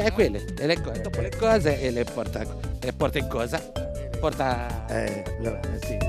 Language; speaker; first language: Italian; native; Italian